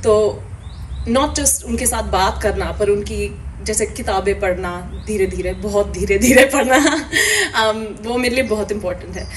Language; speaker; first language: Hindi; early bilingual, heritage; English